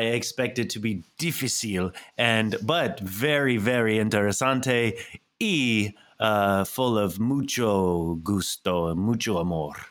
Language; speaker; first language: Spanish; non-native, learner; English